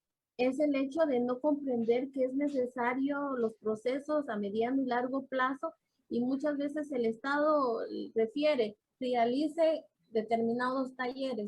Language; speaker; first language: Spanish; native; Spanish